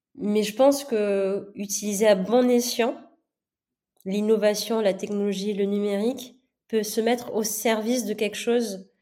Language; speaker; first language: French; non-native, local second language; Gujarati